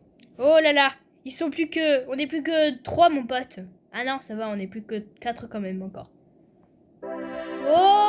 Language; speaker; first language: French; native; French